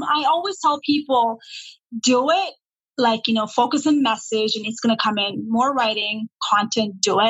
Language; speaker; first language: English; non-native, local second language; Nepali